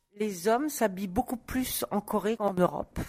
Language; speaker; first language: French; native; French